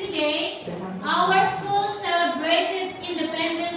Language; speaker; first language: English; non-native, local second language; Indonesian